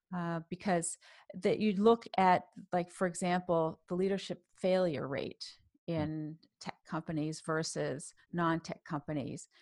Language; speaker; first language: English; native; English